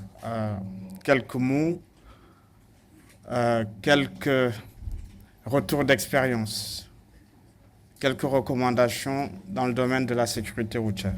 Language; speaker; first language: French; non-native, local second language; Wolof